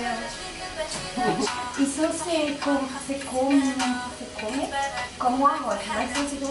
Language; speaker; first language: Portuguese; non-native, fluent; French